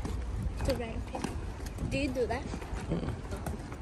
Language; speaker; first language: Spanish; early bilingual, heritage; Spanish